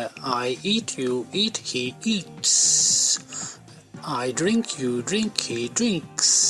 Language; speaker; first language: English; non-native, fluent; Italian